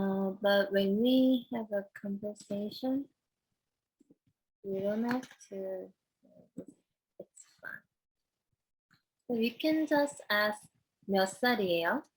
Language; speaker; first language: English; non-native, fluent; Korean